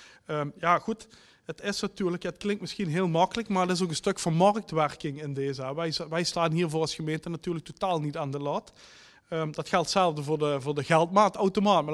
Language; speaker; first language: Dutch; native; Dutch